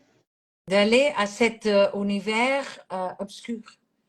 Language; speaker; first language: French; non-native, fluent; Catalan